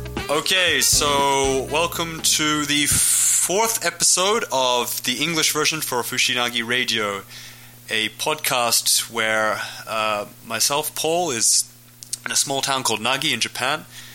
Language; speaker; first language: English; native; English